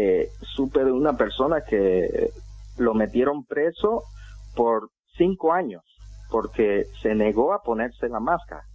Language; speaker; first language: Spanish; non-native, fluent; English